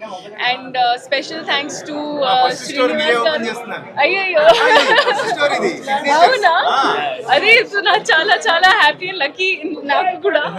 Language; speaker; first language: Telugu; non-native, local second language; Hindi